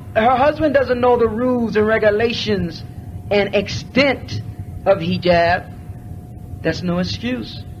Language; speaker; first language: English; native; English